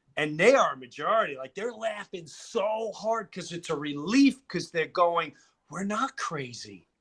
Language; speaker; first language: English; native; English